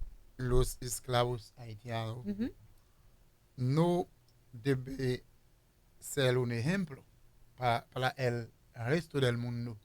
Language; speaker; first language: Spanish; non-native, fluent; Haitian Creole